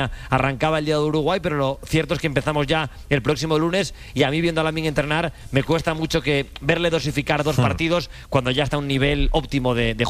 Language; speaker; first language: Spanish; native; Spanish